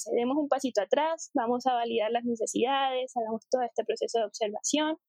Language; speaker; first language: Spanish; native; Spanish